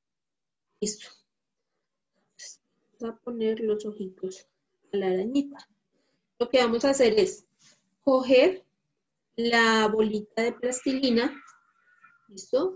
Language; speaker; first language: Spanish; native; Spanish